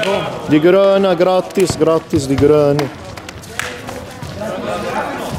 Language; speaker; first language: Swedish; non-native, local second language; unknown